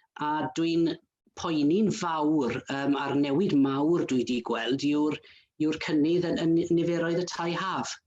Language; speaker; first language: Welsh; native; Welsh